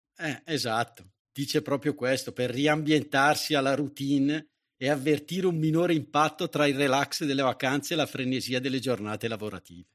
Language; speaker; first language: Italian; native; Italian